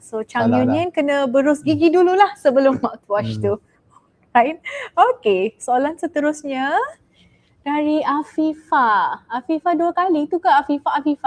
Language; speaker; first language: Malay; native; Malay